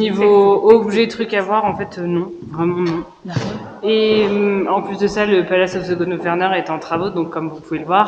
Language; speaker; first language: French; native; French